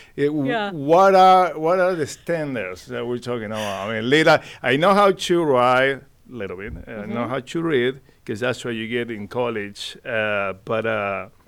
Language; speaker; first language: English; non-native, fluent; Spanish